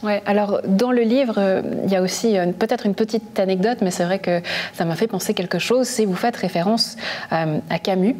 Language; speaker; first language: French; native; French